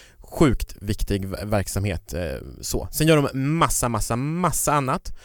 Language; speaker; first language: Swedish; native; Swedish